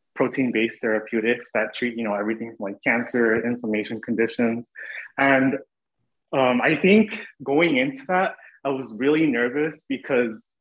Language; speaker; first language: English; native; English